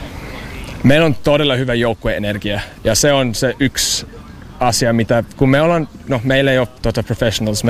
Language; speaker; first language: Finnish; non-native, fluent; English